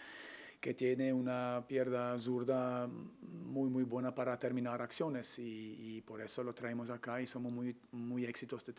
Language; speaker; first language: Spanish; non-native, fluent; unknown